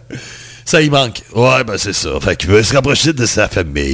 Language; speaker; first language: French; native; French